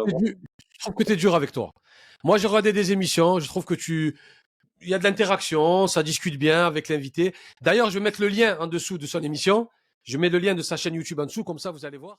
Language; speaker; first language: French; native; French